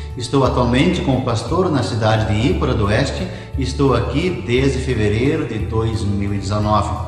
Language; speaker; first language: Portuguese; native; Portuguese